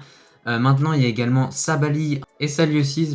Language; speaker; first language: French; native; French